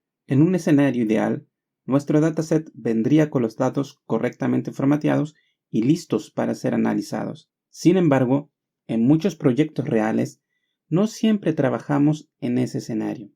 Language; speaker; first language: Spanish; native; Spanish